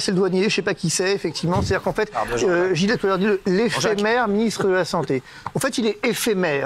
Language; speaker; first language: French; native; French